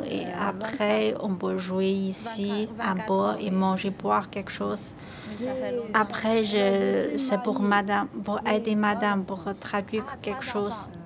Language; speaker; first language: French; non-native, learner; Chinese